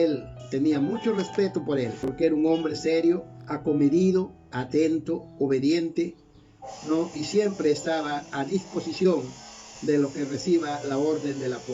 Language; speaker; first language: Spanish; native; Spanish